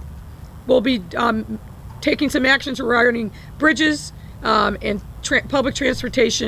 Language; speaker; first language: English; native; English